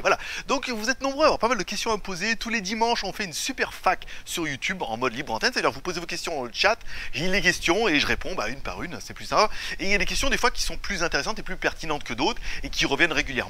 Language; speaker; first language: French; native; French